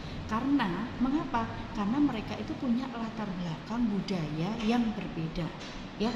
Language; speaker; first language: Indonesian; native; Indonesian